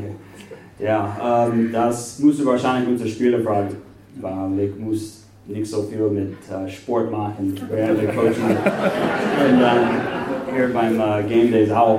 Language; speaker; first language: German; non-native, fluent; English